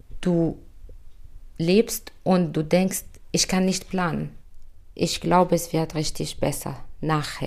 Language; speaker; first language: German; non-native, fluent; Arabic